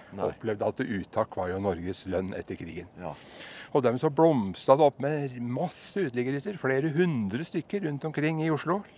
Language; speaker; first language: Norwegian; native; Norwegian